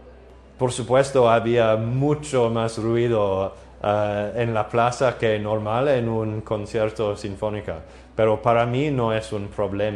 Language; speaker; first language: Spanish; non-native, learner; English